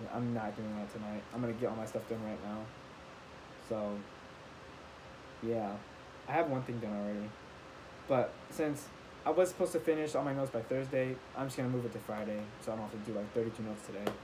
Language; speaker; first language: English; native; English